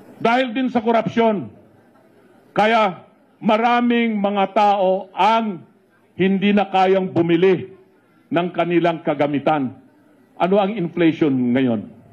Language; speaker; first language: Filipino; non-native, local second language; Iloko